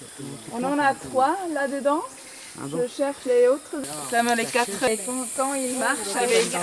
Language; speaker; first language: French; non-native, learner; Spanish